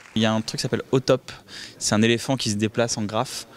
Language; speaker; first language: French; native; French